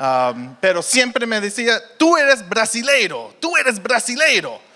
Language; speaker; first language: Spanish; early bilingual, heritage; Spanish